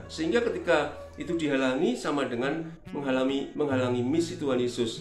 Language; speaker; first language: Indonesian; native; Indonesian